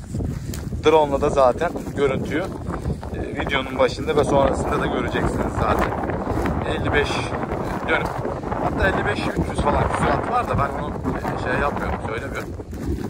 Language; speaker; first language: Turkish; native; Turkish